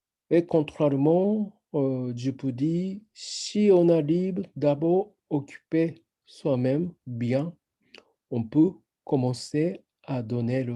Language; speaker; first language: French; non-native, fluent; Japanese